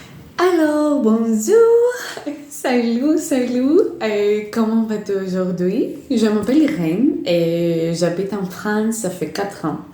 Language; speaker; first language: French; non-native, fluent; Greek